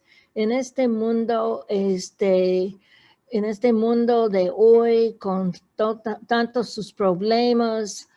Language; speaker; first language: Spanish; non-native, fluent; English